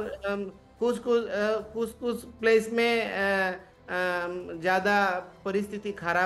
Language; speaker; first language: Hindi; non-native, learner; Bangla